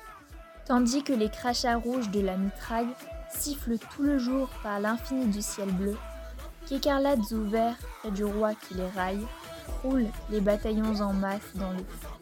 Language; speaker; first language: French; native; French